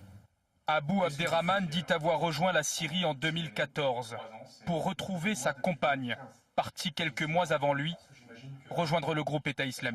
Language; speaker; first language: French; native; French